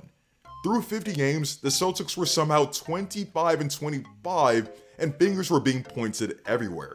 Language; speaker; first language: English; native; English